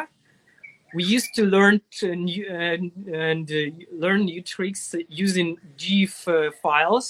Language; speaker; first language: English; non-native, learner; Russian